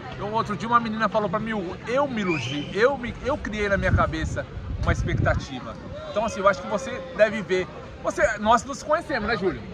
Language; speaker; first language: Portuguese; native; Portuguese